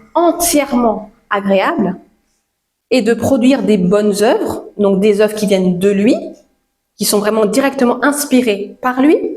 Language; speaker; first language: French; native; French